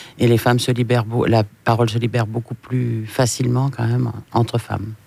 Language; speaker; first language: French; native; French